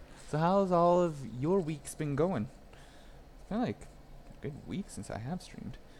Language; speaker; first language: English; native; English